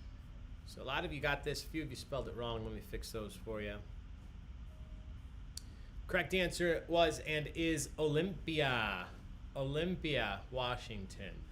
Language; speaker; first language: English; native; English